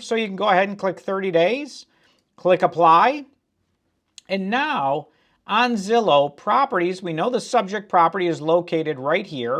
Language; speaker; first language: English; native; English